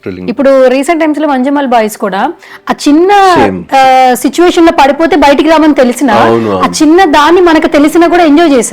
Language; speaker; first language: Telugu; native; Telugu